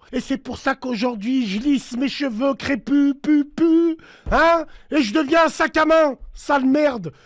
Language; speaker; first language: French; native; French